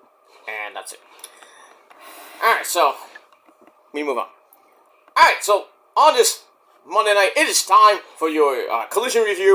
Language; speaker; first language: English; native; English